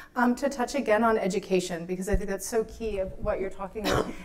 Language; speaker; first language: English; native; English